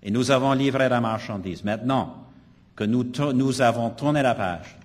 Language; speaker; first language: French; non-native, local second language; English